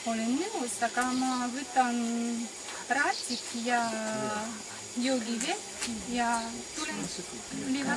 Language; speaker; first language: Estonian; non-native, learner; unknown